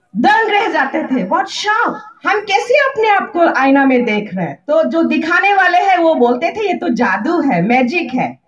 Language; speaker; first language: Hindi; non-native, local second language; Bodo